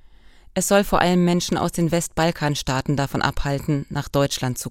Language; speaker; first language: German; native; German